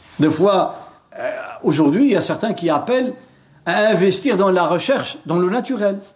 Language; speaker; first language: French; non-native, local second language; Arabic